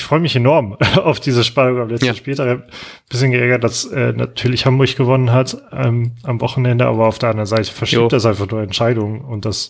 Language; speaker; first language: German; native; German